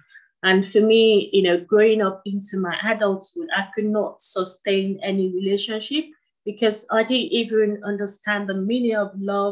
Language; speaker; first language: English; non-native, local second language; Yoruba